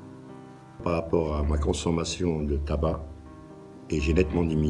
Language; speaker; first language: French; native; French